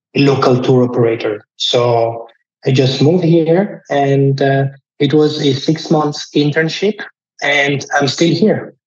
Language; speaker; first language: English; non-native, fluent; Italian